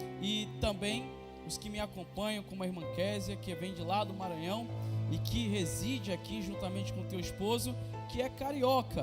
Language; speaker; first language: Portuguese; native; Portuguese